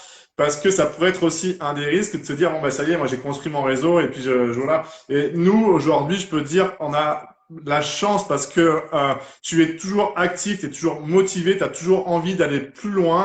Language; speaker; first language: French; native; French